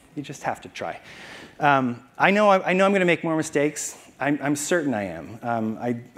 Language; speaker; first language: English; native; English